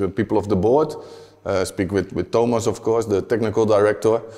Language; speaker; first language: English; non-native, fluent; Dutch